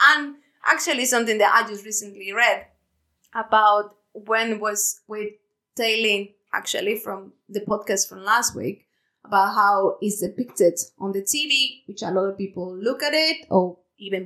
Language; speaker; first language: English; non-native, fluent; Spanish